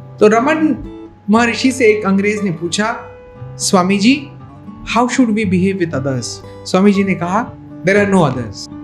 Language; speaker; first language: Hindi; non-native, local second language; Marathi